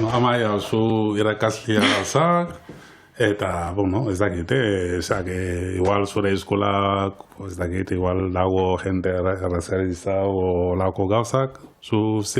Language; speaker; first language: Basque; non-native, learner; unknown